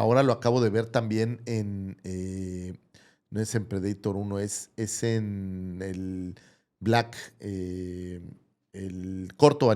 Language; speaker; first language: Spanish; native; Spanish